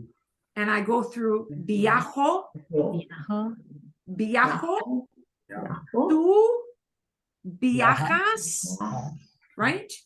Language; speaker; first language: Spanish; non-native, fluent; English